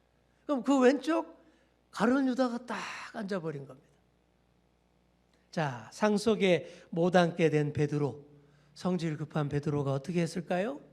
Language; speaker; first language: Korean; native; Korean